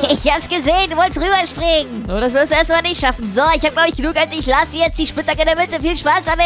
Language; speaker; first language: German; native; German